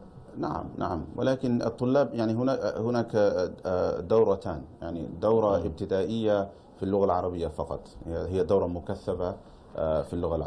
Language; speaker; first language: Arabic; non-native, fluent; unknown